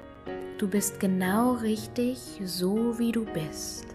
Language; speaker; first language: German; native; German